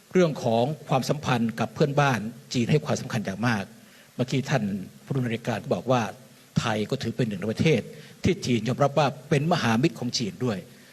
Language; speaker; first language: Thai; native; Thai